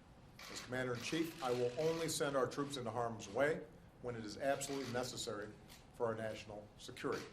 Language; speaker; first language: English; native; English